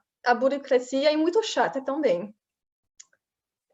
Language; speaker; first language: Portuguese; non-native, fluent; French